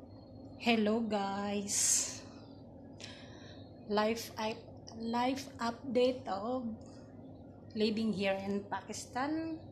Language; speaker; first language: English; non-native, learner; Filipino